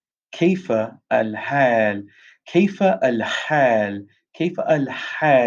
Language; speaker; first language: Arabic; non-native, fluent; English